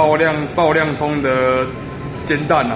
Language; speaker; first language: Chinese; native; Chinese